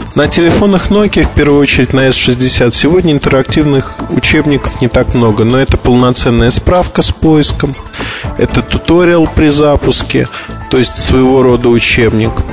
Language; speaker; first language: Russian; native; Russian